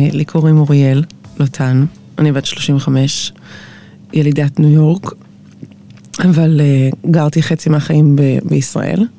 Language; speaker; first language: Hebrew; early bilingual, heritage; Hebrew